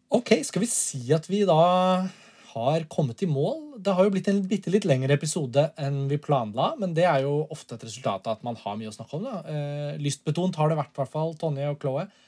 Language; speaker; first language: Norwegian; native; Norwegian